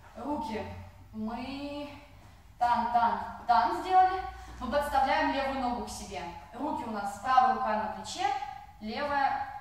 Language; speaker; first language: Russian; non-native, fluent; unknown